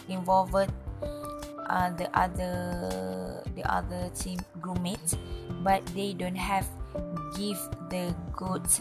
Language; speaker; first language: English; non-native, learner; Malay